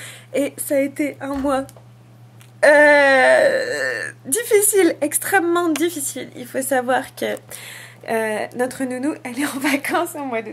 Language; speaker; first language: French; native; French